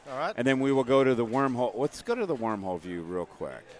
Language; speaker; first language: English; native; English